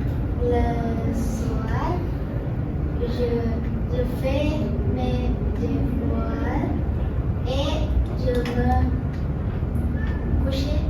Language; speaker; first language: French; non-native, learner; Indonesian